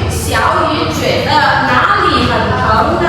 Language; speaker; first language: Chinese; non-native, fluent; Indonesian